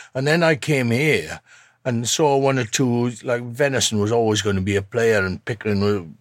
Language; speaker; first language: English; native; English